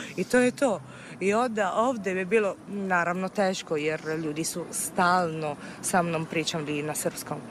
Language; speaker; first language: Serbian; non-native, fluent; Italian